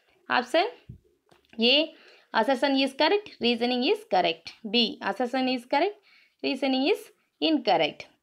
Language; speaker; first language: English; non-native, local second language; Tamil